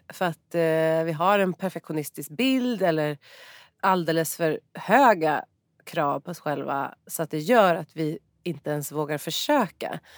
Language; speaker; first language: Swedish; native; Swedish